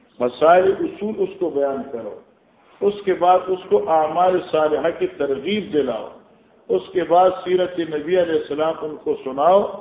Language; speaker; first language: Urdu; non-native, local second language; Northern Hindko